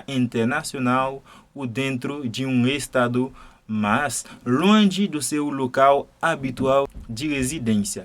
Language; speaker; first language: Portuguese; non-native, fluent; Haitian Creole